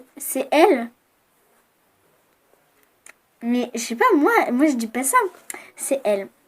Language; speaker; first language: French; native; French